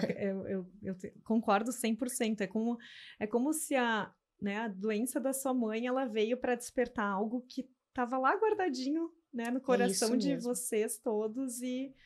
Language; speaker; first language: Portuguese; native; Portuguese